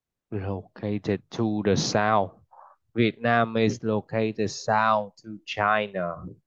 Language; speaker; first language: English; non-native, fluent; Vietnamese